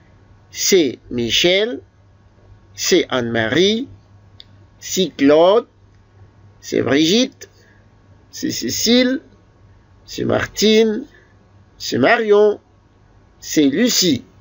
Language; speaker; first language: French; non-native, fluent; Arabic